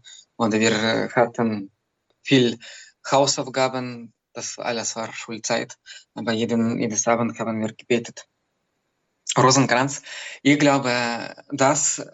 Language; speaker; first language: German; non-native, learner; Belarusian